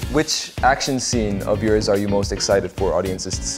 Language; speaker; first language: English; early bilingual, other home language; Korean